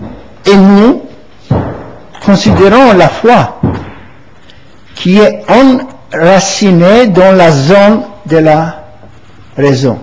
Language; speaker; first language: French; non-native, fluent; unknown